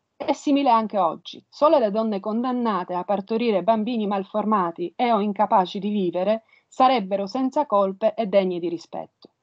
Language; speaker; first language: Italian; non-native, fluent; Polish